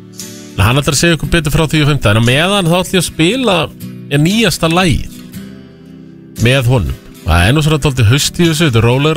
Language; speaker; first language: Icelandic; native; Icelandic